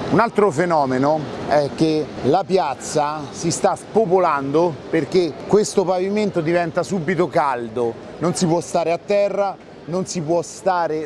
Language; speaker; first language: Italian; native; Italian